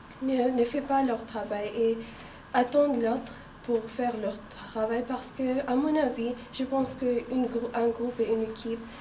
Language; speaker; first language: French; non-native, learner; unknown